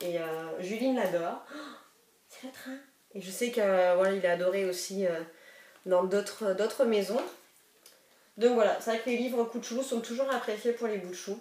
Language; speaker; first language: French; native; French